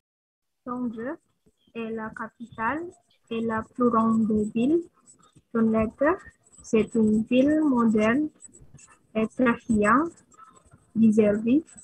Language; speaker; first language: French; non-native, learner; Indonesian